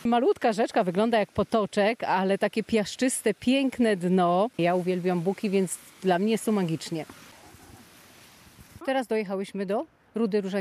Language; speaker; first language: Polish; native; Polish